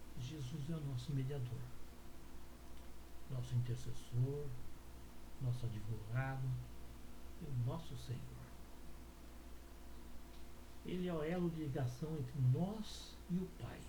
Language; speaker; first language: Portuguese; native; Portuguese